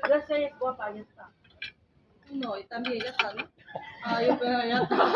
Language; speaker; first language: Spanish; non-native, learner; Filipino